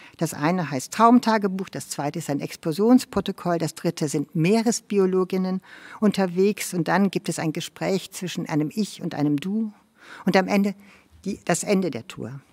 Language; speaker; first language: German; native; German